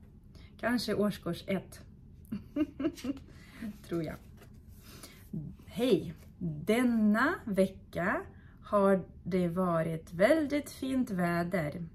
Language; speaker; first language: Swedish; non-native, fluent; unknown